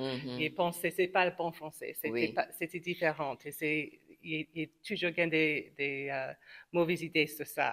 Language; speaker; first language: French; non-native, local second language; English